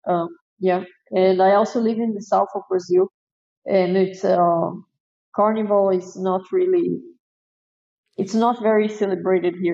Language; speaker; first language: English; non-native, fluent; Portuguese